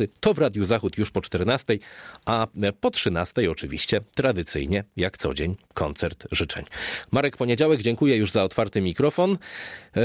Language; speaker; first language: Polish; native; Polish